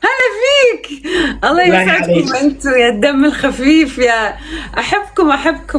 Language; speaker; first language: Arabic; native; Arabic